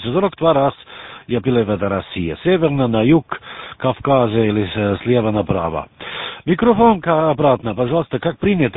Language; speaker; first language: Russian; non-native, learner; German